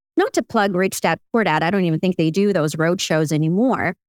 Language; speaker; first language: English; early bilingual, other home language; Ukrainian